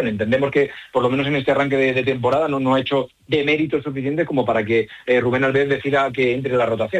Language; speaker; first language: Spanish; native; Spanish